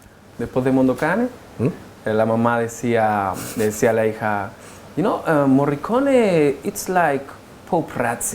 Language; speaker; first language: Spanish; native; Spanish